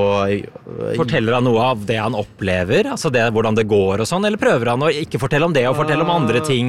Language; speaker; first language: Norwegian; native; Norwegian